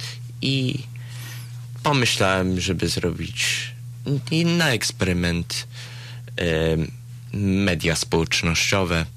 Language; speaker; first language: Polish; early bilingual, heritage; Polish